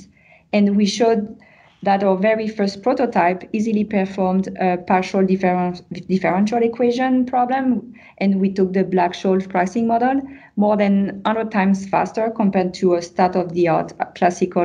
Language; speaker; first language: English; non-native, fluent; French